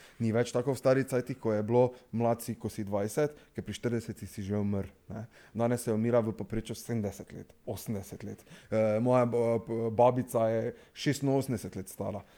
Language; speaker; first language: Slovenian; non-native, local second language; Serbian